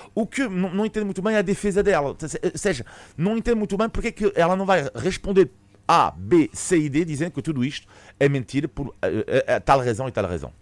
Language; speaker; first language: Portuguese; non-native, fluent; French